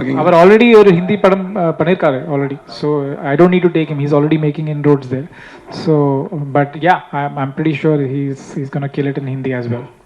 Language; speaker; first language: Tamil; non-native, learner; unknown